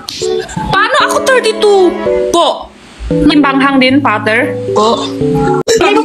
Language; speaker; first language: Filipino; non-native, learner; Chinese